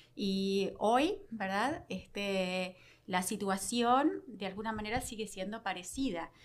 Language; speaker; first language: Spanish; native; Spanish